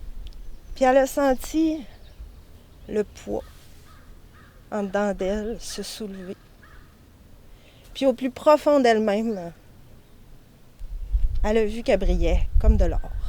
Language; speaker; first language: French; native; French